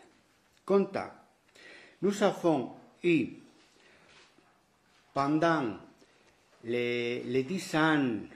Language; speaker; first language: French; non-native, fluent; Spanish